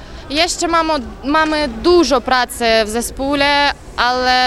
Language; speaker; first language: Polish; non-native, fluent; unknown